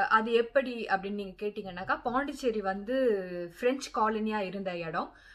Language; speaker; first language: Tamil; early bilingual, heritage; Tamil